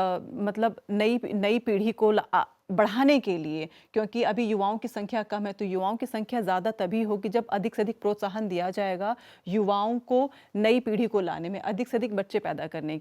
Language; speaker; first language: Hindi; native; Hindi